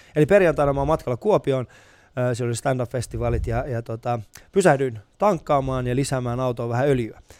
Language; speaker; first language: Finnish; early bilingual, other home language; Persian